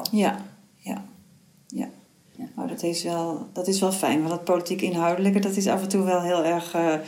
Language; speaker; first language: Dutch; native; Dutch